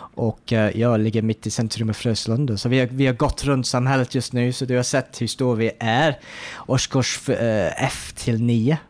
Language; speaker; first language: Swedish; non-native, fluent; English